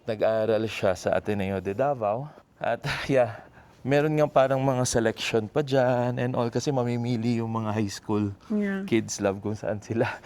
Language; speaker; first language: Filipino; non-native, local second language; Cebuano